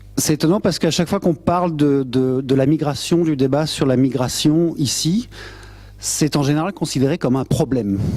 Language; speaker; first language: French; native; French